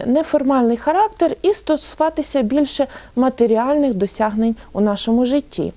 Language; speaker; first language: Ukrainian; native; Ukrainian